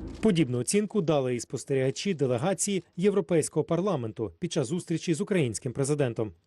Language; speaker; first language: Ukrainian; native; Ukrainian